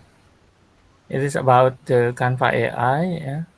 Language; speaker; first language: English; non-native, learner; Sundanese